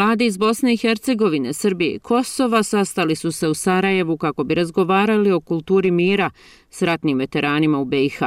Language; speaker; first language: Croatian; native; Croatian